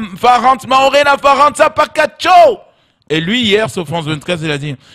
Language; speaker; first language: French; native; French